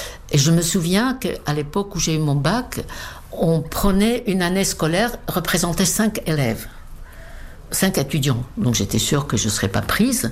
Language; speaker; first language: French; non-native, fluent; Czech